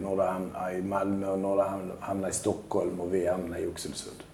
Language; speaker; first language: Swedish; early bilingual, other home language; Albanian